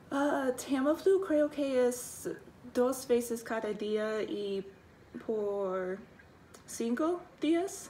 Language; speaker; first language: Spanish; non-native, learner; English